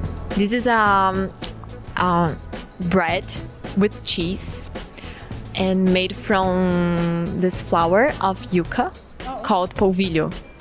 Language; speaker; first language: English; non-native, fluent; Portuguese